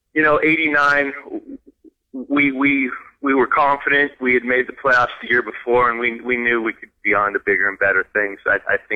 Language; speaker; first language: English; native; English